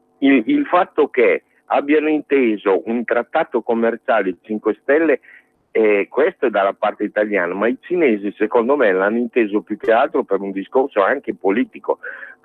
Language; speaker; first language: Italian; native; Italian